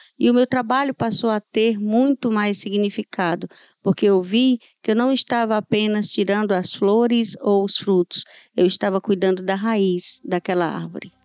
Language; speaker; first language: Portuguese; native; Portuguese